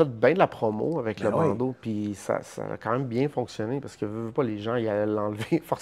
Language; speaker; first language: French; native; French